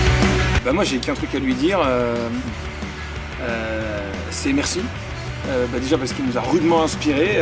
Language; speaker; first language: French; native; French